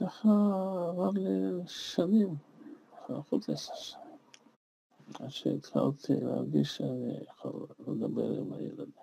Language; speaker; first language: Hebrew; non-native, fluent; Russian